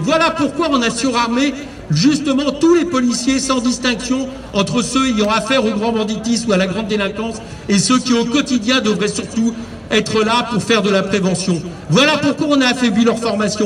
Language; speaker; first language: French; native; French